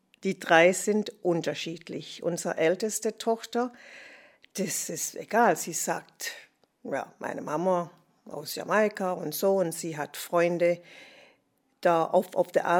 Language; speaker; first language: German; non-native, fluent; English